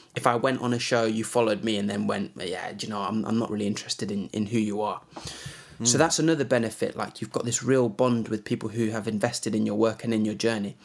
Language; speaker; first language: English; native; English